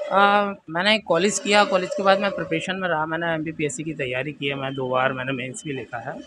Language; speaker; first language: Hindi; native; Hindi